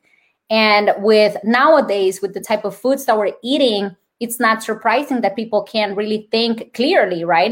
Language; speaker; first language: English; non-native, fluent; Spanish